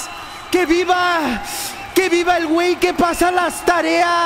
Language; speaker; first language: Spanish; native; Spanish